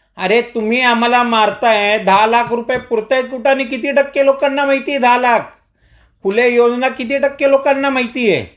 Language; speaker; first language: Marathi; non-native, local second language; Marwari